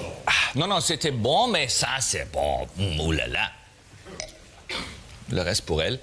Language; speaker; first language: French; non-native, learner; German